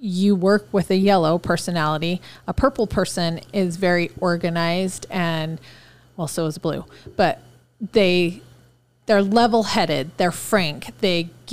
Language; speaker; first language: English; native; English